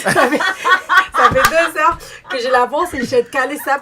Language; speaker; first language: French; native; French